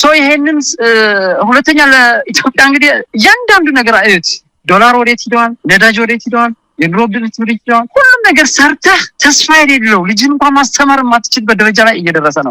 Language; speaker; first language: Amharic; non-native, local second language; Tigrinya